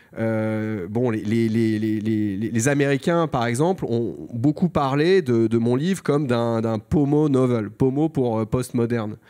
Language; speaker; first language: French; native; French